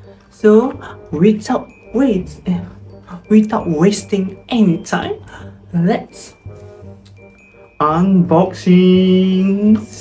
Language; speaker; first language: English; non-native, local second language; Malay